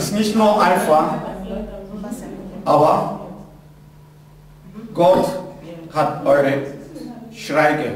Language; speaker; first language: German; non-native, learner; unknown